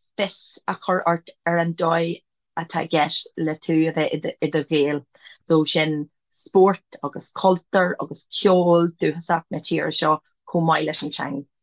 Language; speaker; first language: Irish; non-native, local second language; English